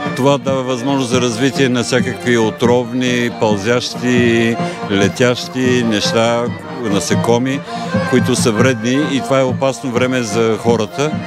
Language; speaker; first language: Bulgarian; native; Bulgarian